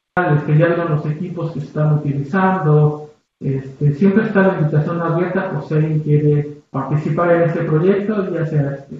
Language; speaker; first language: Spanish; native; Spanish